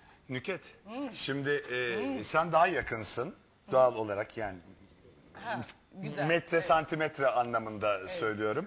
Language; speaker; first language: Turkish; native; Turkish